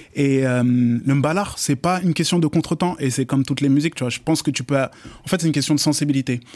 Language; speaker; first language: French; native; French